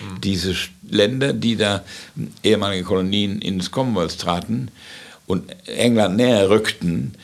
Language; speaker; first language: German; native; German